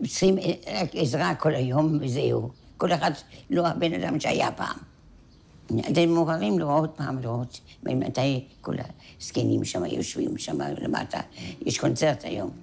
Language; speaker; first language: Hebrew; non-native, fluent; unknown